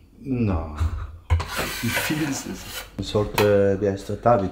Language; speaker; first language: German; non-native, learner; Italian